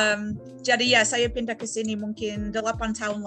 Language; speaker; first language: Indonesian; non-native, fluent; English